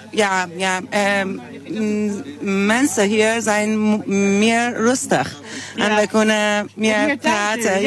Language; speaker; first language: Dutch; non-native, learner; Persian